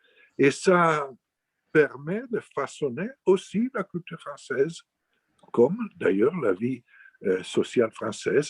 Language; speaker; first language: French; non-native, fluent; Italian